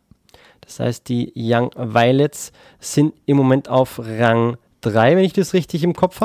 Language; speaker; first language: German; native; German